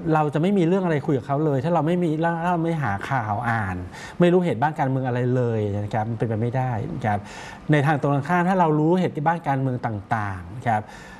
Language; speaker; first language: Thai; native; Thai